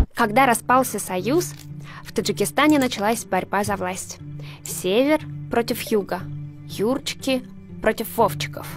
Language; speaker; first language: Russian; native; Russian